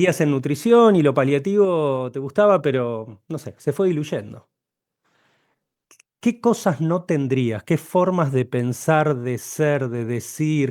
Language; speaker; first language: Spanish; native; Spanish